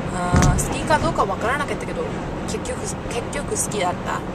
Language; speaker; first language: Japanese; non-native, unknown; English